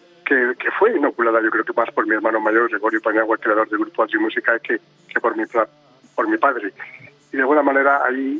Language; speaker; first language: Spanish; native; Spanish